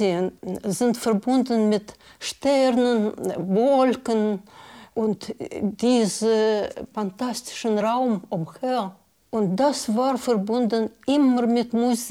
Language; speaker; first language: German; non-native, learner; Russian